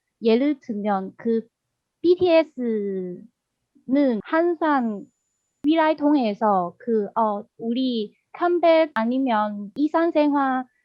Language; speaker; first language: Korean; non-native, learner; Chinese